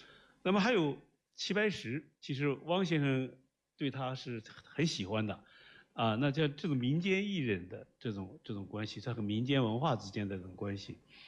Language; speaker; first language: Chinese; native; Chinese